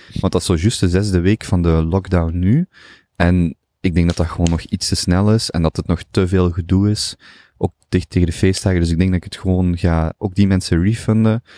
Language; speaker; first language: Dutch; native; Dutch